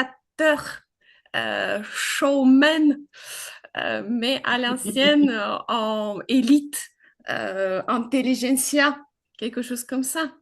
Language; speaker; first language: French; non-native, fluent; Ukrainian